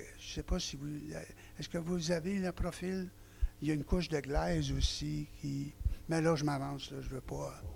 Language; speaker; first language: French; native; French